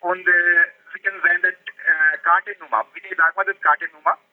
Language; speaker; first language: German; non-native, learner; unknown